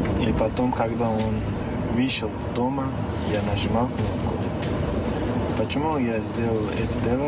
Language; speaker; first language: Russian; non-native, learner; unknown